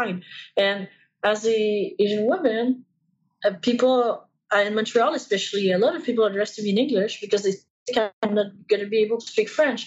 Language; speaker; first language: English; non-native, fluent; French